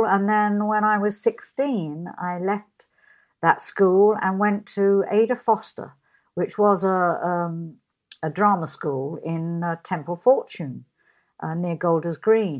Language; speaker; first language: English; native; English